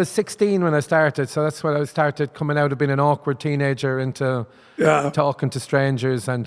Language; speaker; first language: English; native; English